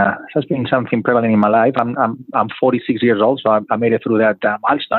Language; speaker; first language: English; non-native, fluent; Spanish